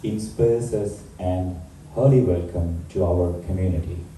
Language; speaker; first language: English; non-native, local second language; Malayalam